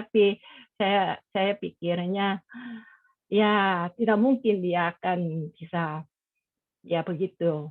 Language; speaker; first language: Indonesian; non-native, fluent; Korean